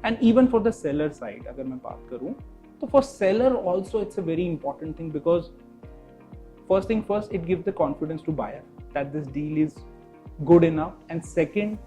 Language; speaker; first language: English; non-native, local second language; Hindi